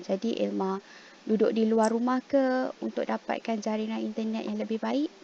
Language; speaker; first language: Malay; native; Malay